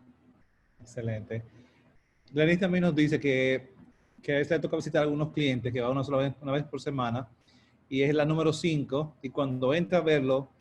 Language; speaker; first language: Spanish; native; Spanish